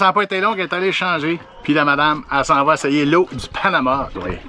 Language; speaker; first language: French; native; French